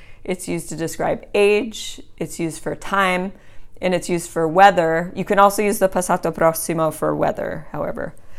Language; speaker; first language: English; native; English